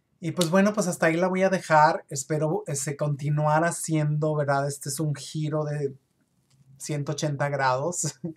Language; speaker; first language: Spanish; early bilingual, other home language; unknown